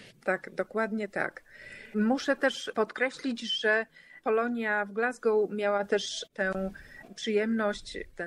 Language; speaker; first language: Polish; native; Polish